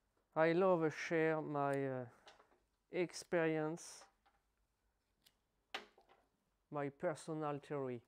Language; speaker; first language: English; non-native, learner; French